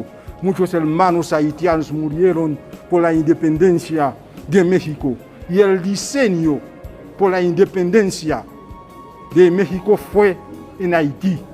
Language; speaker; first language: Spanish; non-native, fluent; Haitian Creole